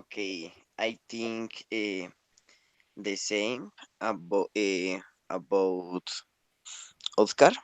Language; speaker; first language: English; non-native, learner; Spanish